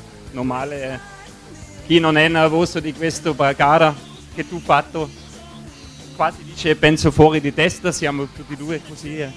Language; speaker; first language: Italian; non-native, learner; German